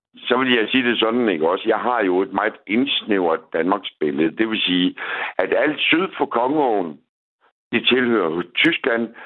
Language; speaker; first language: Danish; native; Danish